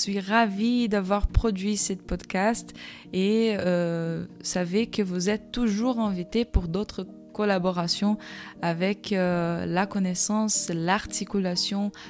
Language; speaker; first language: French; non-native, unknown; Portuguese